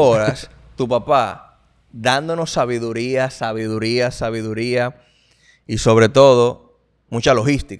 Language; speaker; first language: Spanish; native; Spanish